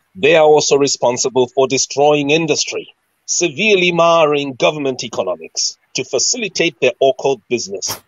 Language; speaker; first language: English; non-native, local second language; Shona